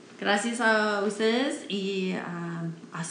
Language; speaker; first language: Spanish; non-native, learner; English